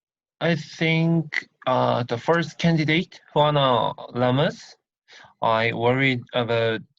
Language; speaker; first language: English; non-native, learner; Korean